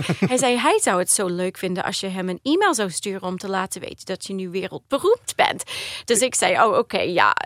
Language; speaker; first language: Dutch; early bilingual, heritage; Dutch